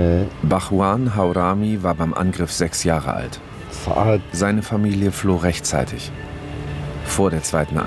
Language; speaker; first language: German; native; German